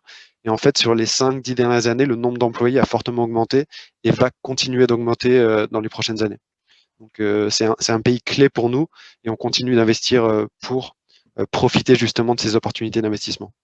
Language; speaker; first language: French; native; French